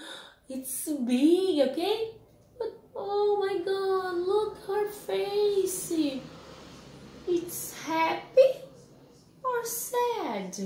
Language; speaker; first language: English; non-native, learner; Portuguese